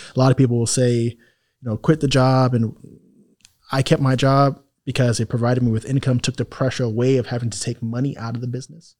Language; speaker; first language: English; native; English